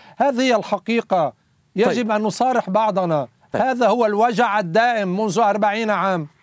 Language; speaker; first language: Arabic; native; Arabic